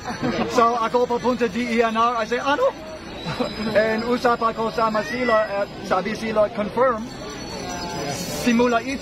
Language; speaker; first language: Filipino; non-native, learner; English